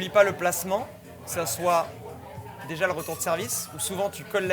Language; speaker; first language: French; native; French